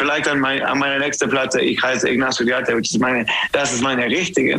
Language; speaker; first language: German; non-native, learner; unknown